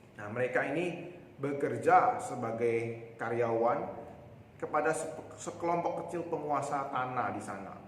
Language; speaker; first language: Indonesian; native; Indonesian